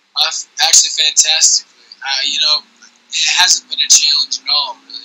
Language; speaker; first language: English; native; English